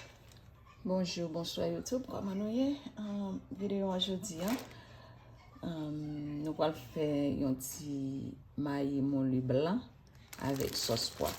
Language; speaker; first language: French; non-native, learner; Haitian Creole